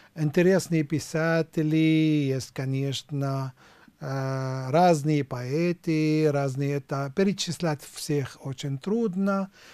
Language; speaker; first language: Russian; non-native, fluent; Arabic